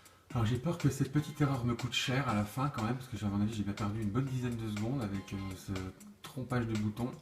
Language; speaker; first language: French; native; French